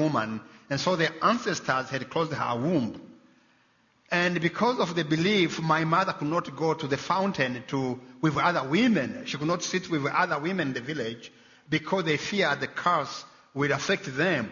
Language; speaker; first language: English; non-native, local second language; Kinyarwanda